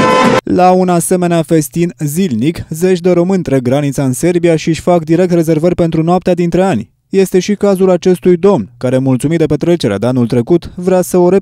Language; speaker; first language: Romanian; native; Romanian